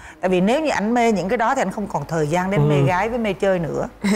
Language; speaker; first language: Vietnamese; native; Vietnamese